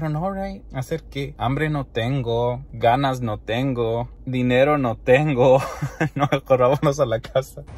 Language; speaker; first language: Spanish; early bilingual, heritage; Spanish